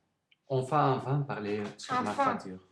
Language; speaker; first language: French; non-native, learner; Dutch